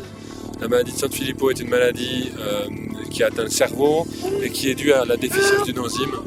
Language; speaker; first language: French; native; French